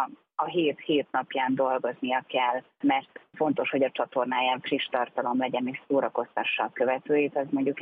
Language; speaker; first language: Hungarian; native; Hungarian